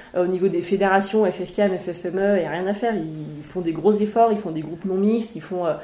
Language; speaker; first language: French; native; French